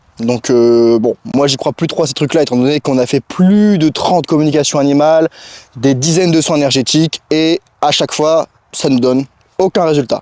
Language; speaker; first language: French; native; French